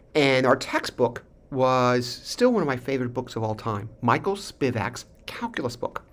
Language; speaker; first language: English; native; English